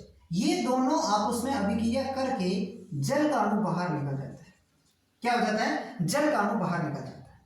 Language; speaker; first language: Hindi; native; Hindi